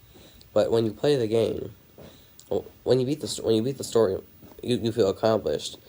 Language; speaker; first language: English; native; English